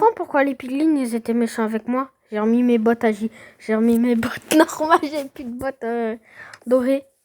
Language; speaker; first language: French; native; French